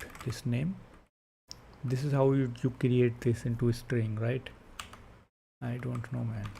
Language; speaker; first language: English; non-native, local second language; Hindi